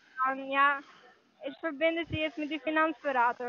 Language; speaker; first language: German; non-native, learner; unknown